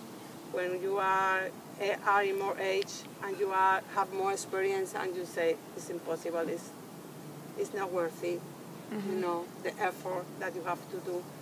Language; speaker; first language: English; non-native, fluent; Spanish